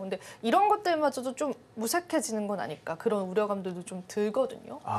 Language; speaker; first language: Korean; native; Korean